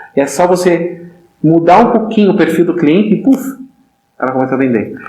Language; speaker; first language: Portuguese; non-native, fluent; German